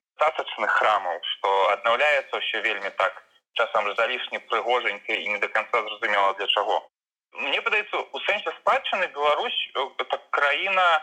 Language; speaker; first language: Belarusian; non-native, local second language; Russian